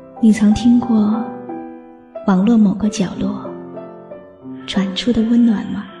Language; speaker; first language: Chinese; native; Chinese